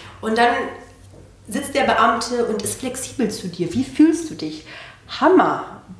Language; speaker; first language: German; non-native, fluent; Spanish